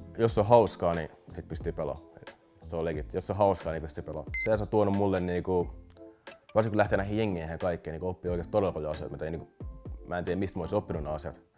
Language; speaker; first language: Finnish; early bilingual, other home language; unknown